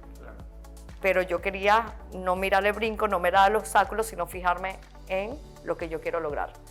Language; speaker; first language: Spanish; native; Spanish